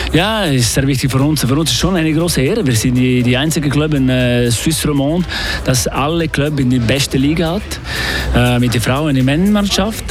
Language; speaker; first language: German; non-native, local second language; French